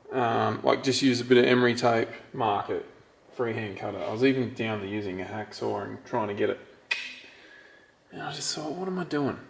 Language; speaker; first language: English; native; English